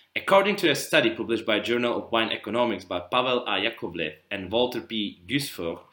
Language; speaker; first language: English; non-native, fluent; Czech